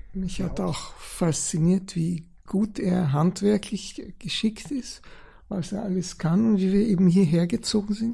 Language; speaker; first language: German; early bilingual, other home language; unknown